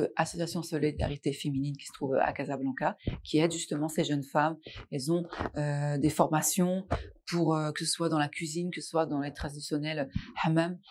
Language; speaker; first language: French; non-native, local second language; Arabic